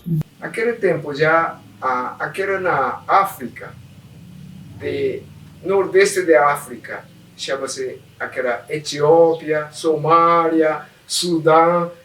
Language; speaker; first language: Portuguese; non-native, learner; Japanese